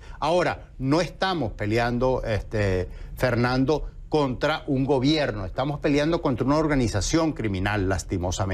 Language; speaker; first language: Spanish; native; Spanish